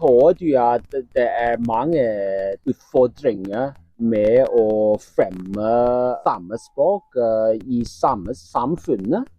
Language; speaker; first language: Norwegian; non-native, fluent; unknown